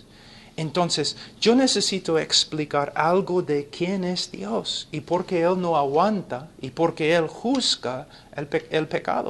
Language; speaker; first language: Spanish; non-native, fluent; English